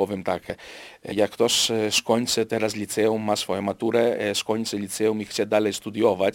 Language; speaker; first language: Polish; non-native, fluent; Greek